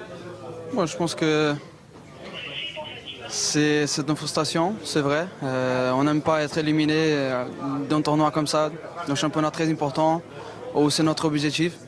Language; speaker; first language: French; non-native, fluent; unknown